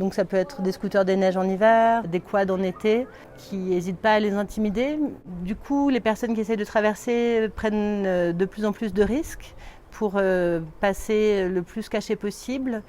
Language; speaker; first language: French; native; French